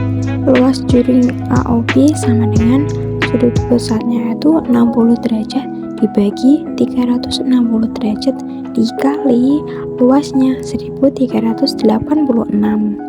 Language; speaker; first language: Indonesian; native; Indonesian